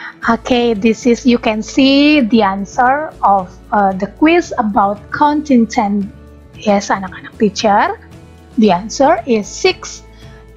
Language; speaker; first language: English; non-native, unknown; Indonesian